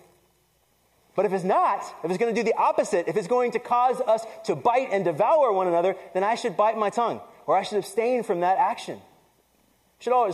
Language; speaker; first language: English; native; English